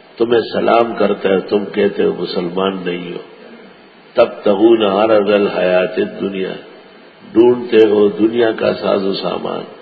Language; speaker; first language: Urdu; non-native, local second language; Pashto